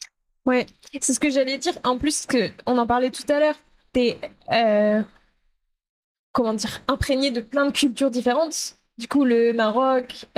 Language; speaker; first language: French; native; French